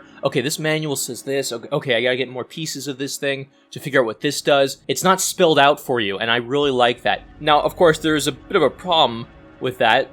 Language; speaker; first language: English; native; English